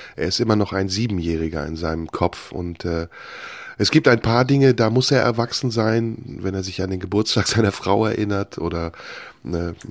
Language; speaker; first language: English; non-native, fluent; Turkish